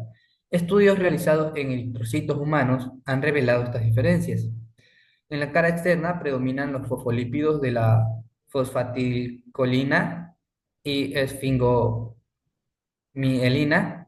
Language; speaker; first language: Spanish; native; Spanish